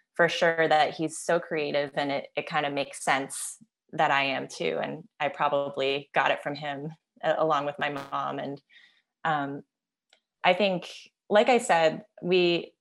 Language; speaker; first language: English; native; English